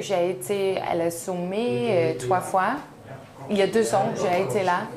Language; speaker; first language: French; non-native, learner; Danish